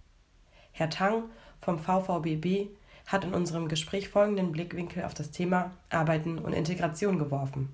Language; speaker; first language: German; native; German